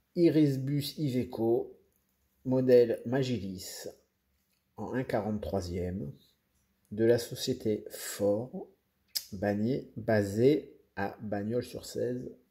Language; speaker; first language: French; native; French